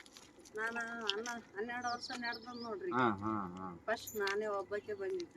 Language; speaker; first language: Kannada; native; Kannada